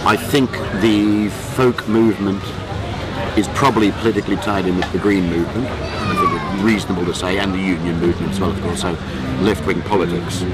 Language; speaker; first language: English; native; English